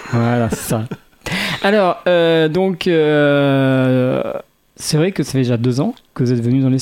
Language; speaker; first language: French; native; French